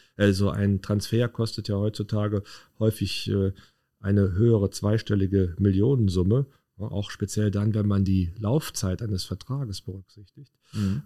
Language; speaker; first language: German; native; German